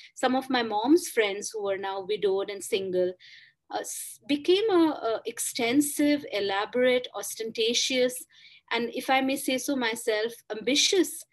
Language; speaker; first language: English; non-native, local second language; Bangla